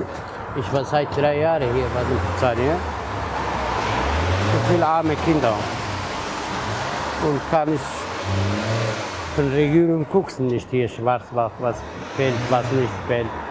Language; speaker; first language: German; non-native, learner; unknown